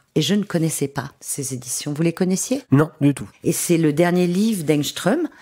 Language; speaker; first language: French; native; French